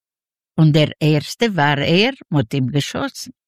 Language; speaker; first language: German; non-native, learner; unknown